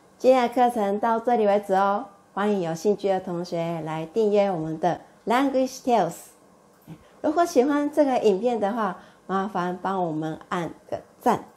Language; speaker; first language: Chinese; non-native, fluent; Japanese